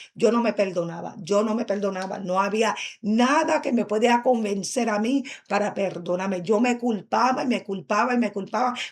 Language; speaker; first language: Spanish; early bilingual, heritage; Spanish